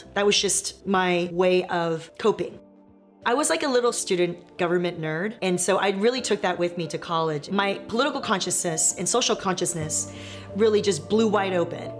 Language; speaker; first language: English; native; English